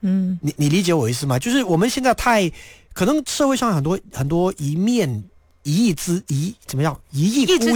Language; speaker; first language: Chinese; native; Chinese